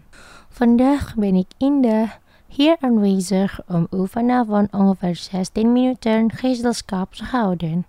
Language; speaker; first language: Dutch; non-native, fluent; Indonesian